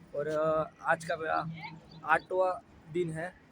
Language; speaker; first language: Hindi; non-native, local second language; Marathi